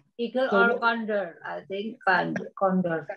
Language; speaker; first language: English; non-native, learner; Indonesian